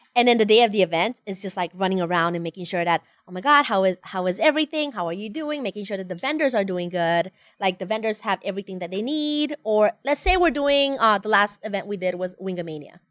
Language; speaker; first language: English; non-native, fluent; Spanish